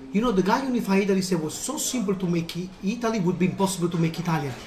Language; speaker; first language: English; non-native, learner; Italian